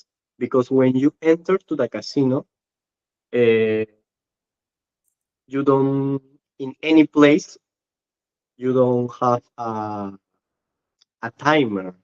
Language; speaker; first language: English; non-native, learner; Spanish